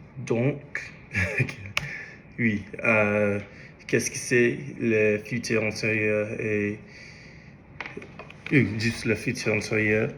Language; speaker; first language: French; non-native, learner; English